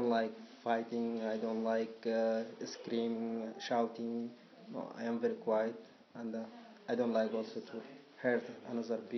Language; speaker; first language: English; non-native, learner; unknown